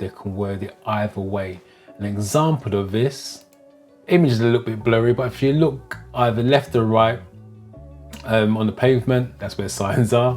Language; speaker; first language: English; native; English